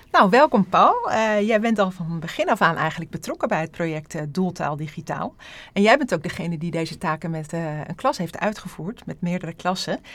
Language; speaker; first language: Dutch; native; Dutch